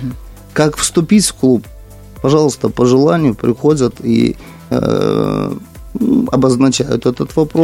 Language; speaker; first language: Russian; native; Russian